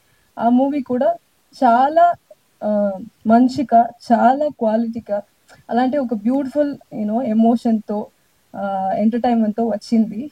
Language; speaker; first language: Telugu; non-native, learner; Tamil